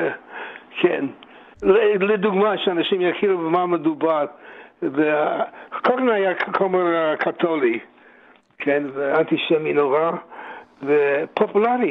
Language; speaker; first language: Hebrew; non-native, fluent; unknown